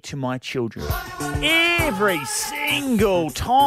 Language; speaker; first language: English; native; English